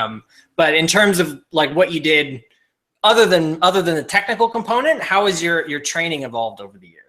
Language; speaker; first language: English; native; English